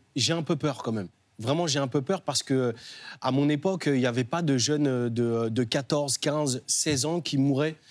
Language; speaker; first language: French; native; French